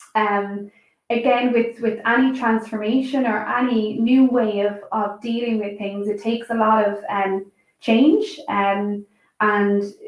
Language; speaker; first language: English; native; English